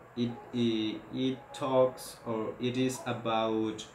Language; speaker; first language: English; non-native, fluent; Spanish